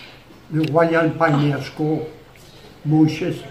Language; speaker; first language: French; non-native, learner; Morisyen